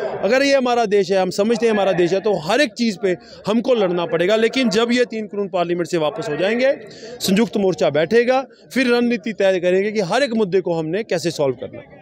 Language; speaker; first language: Hindi; non-native, local second language; Punjabi